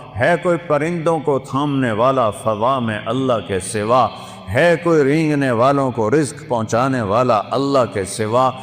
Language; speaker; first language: Urdu; non-native, local second language; Saraiki